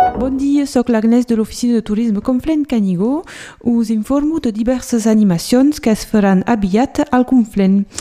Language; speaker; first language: Catalan; non-native, local second language; French